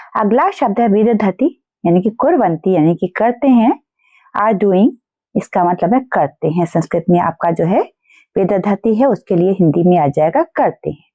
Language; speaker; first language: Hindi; native; Hindi